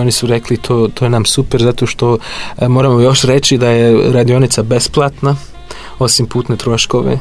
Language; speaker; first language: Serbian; non-native, fluent; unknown